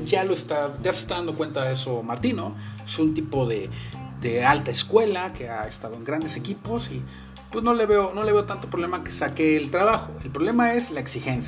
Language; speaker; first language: Spanish; native; Spanish